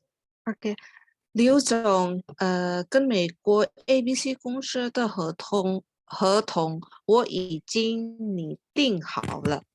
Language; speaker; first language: Chinese; non-native, learner; Indonesian